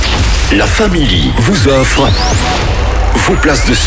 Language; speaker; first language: French; native; French